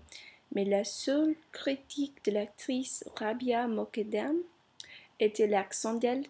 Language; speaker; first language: French; non-native, learner; English